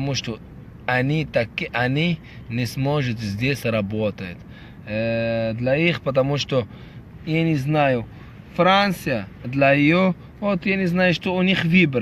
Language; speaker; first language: Russian; non-native, fluent; Arabic